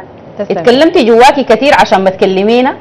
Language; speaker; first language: Arabic; native; Arabic